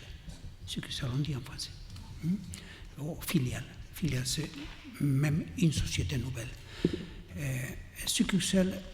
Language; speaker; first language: French; non-native, learner; Catalan